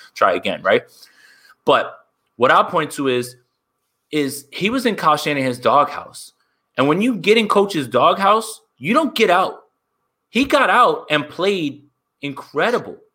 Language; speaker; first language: English; native; English